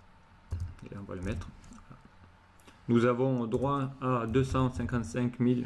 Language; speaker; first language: French; native; French